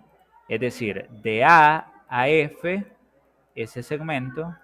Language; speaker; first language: Spanish; native; Spanish